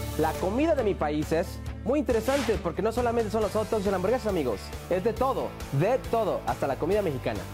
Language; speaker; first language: Spanish; early bilingual, heritage; Spanish